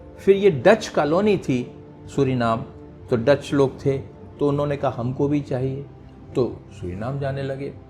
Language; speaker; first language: Hindi; native; Hindi